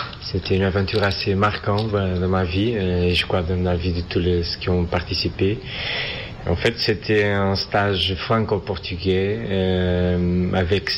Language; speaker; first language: French; non-native, fluent; Portuguese